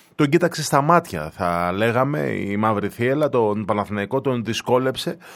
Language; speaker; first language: Greek; native; Greek